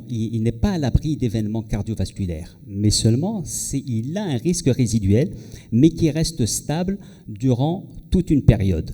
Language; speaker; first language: French; non-native, local second language; Arabic